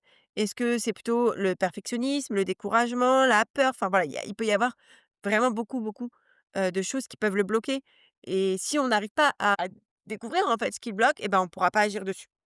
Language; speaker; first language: French; native; French